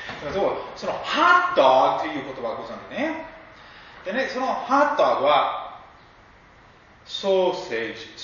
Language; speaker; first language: Japanese; non-native, fluent; English